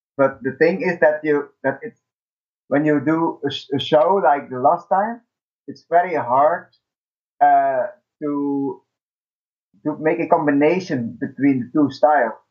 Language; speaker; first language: English; non-native, fluent; Dutch